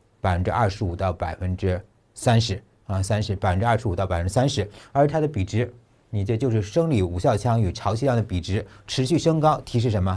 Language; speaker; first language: Chinese; native; Chinese